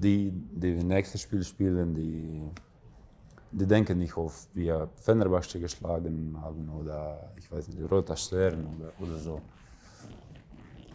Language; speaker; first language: German; non-native, fluent; Croatian